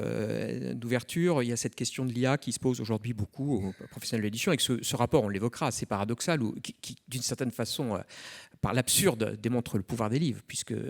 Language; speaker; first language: French; native; French